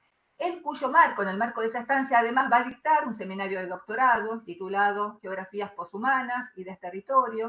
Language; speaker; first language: Spanish; native; Spanish